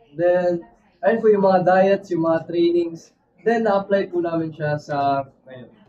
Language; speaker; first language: Filipino; non-native, local second language; Cebuano